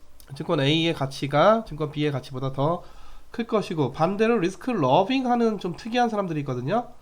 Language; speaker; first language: Korean; native; Korean